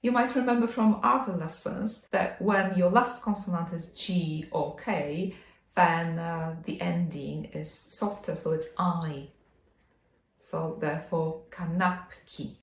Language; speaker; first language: English; non-native, fluent; Polish